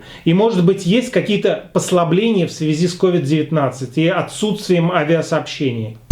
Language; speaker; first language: Russian; native; Russian